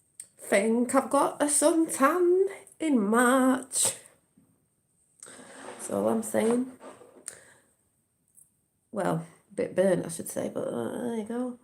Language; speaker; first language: English; native; English